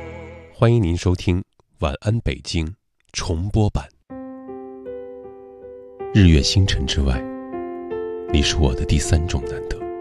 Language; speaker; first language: Chinese; native; Chinese